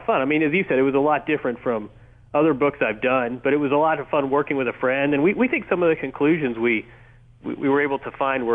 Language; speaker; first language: English; native; English